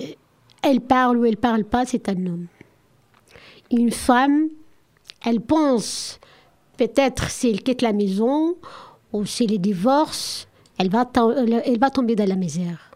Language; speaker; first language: French; non-native, learner; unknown